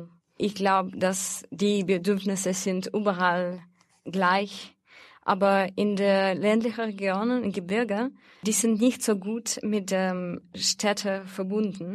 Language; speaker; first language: German; non-native, fluent; Russian